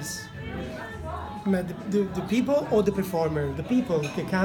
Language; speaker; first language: English; non-native, learner; Italian